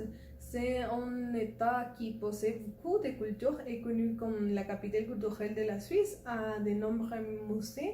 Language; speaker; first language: French; non-native, learner; Spanish